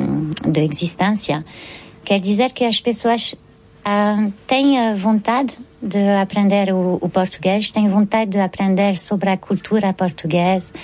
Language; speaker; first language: Portuguese; early bilingual, heritage; French